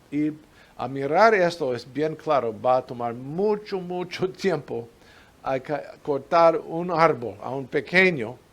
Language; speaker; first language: Spanish; non-native, fluent; English